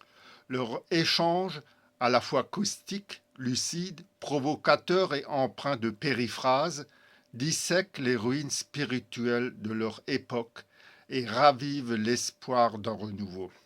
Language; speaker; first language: French; native; French